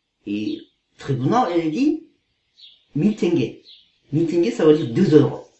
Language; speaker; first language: French; non-native, learner; Kazakh